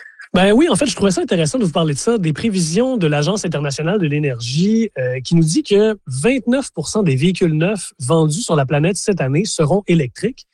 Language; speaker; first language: French; native; French